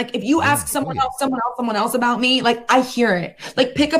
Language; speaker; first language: English; native; English